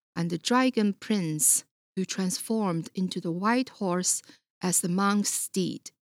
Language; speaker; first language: English; non-native, fluent; Chinese